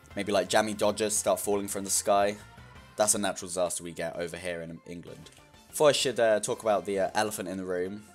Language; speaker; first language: English; native; English